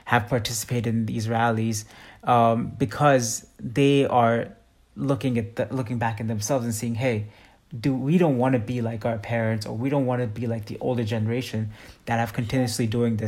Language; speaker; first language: English; non-native, local second language; Hindi